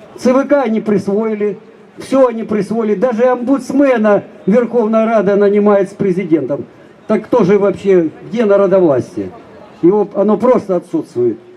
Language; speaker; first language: Russian; native; Russian